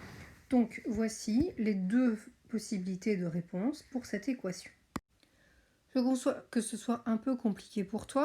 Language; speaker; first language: French; native; French